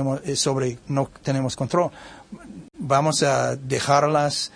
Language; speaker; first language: Spanish; non-native, learner; English